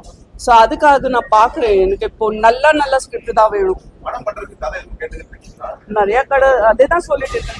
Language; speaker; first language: Tamil; non-native, fluent; Gujarati